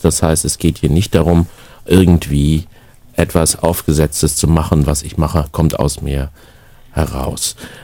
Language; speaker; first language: German; native; German